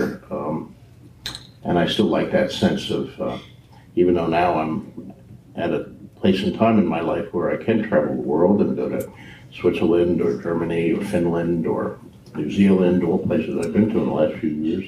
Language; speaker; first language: English; native; English